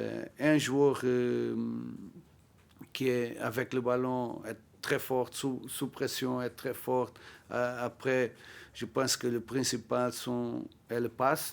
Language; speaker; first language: French; non-native, learner; Portuguese